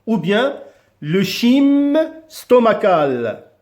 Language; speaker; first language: French; non-native, local second language; Arabic